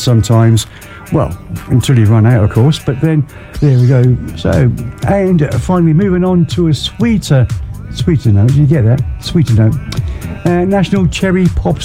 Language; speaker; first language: English; native; English